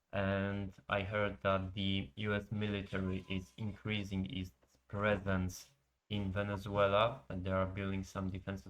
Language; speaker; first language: English; non-native, fluent; Polish